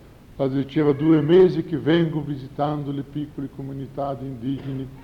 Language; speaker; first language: Italian; non-native, fluent; Portuguese